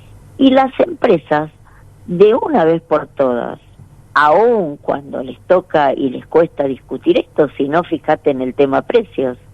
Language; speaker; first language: Spanish; native; Spanish